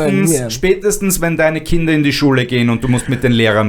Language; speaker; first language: German; native; German